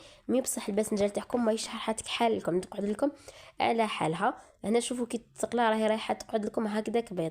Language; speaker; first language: Arabic; native; Arabic